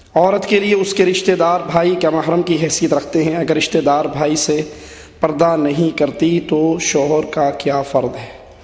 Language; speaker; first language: Urdu; non-native, local second language; Punjabi